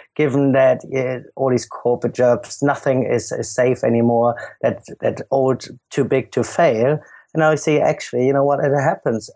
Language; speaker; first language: English; non-native, fluent; German